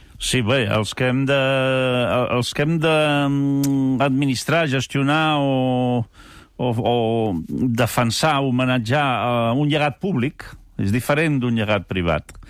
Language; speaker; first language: Catalan; early bilingual, other home language; French